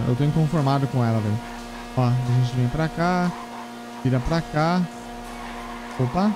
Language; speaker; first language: Portuguese; native; Portuguese